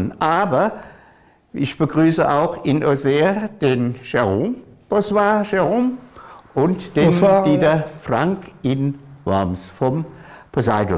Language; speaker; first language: German; native; German